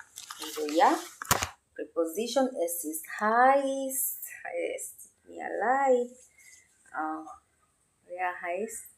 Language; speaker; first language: German; non-native, learner; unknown